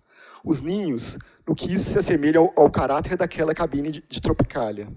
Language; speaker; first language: Portuguese; native; Portuguese